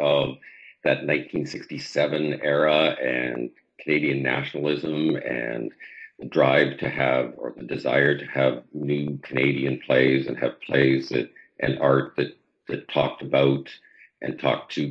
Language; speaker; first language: English; native; English